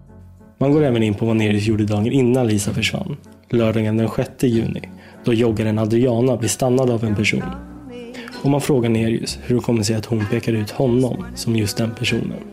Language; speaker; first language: Swedish; native; Swedish